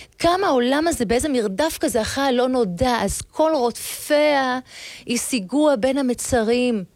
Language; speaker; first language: Hebrew; native; Hebrew